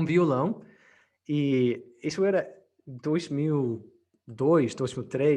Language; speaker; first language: Portuguese; non-native, fluent; English